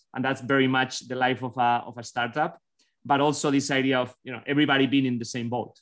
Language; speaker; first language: English; non-native, fluent; Spanish